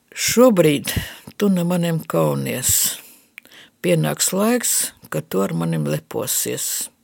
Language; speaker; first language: Latvian; non-native, local second language; Russian